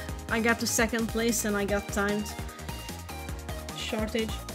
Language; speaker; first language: English; non-native, fluent; Hungarian